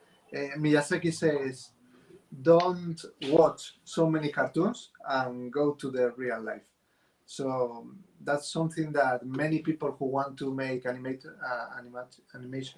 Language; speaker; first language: English; non-native, fluent; Spanish